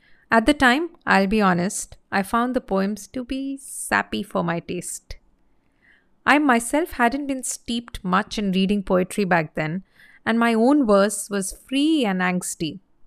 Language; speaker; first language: English; non-native, local second language; Hindi